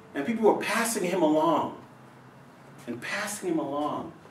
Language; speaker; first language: English; native; English